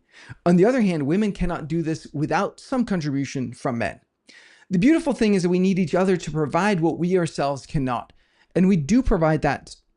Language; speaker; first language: English; non-native, fluent; Danish